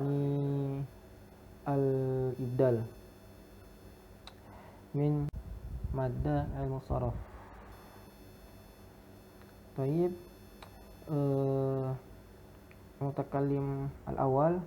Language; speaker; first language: Arabic; non-native, learner; Indonesian